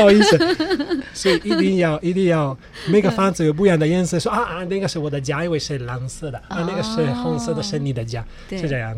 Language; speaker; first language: Chinese; non-native, fluent; Italian